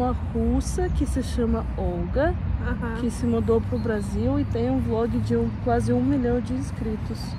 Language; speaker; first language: Portuguese; non-native, fluent; Russian